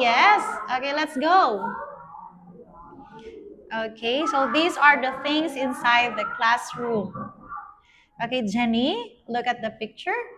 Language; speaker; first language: English; non-native, fluent; Vietnamese